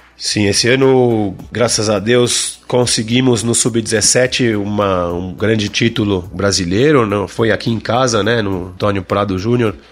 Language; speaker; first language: Portuguese; non-native, fluent; Spanish